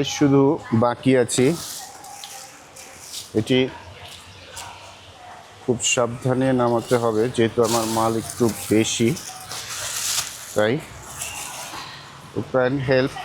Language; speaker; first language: Bangla; native; Bangla